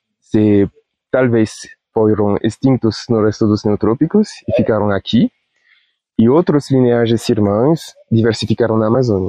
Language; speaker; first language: Portuguese; non-native, fluent; Spanish